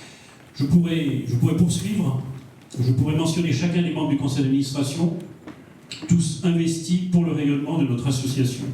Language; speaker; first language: French; native; French